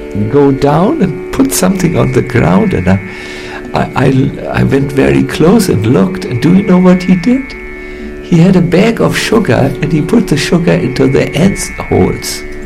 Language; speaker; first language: English; non-native, fluent; German